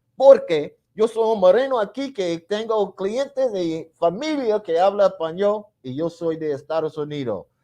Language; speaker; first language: Spanish; non-native, learner; English